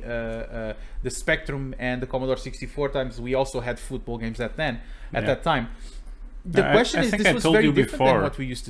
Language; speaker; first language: English; non-native, fluent; Portuguese